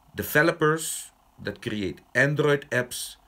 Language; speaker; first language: English; non-native, fluent; Dutch